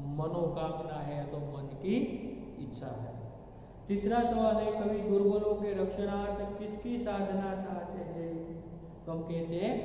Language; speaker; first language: Hindi; non-native, local second language; Gujarati